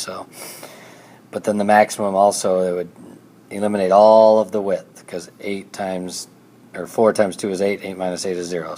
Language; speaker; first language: English; native; English